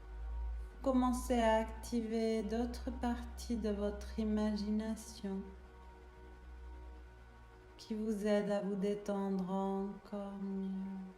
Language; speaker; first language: French; native; French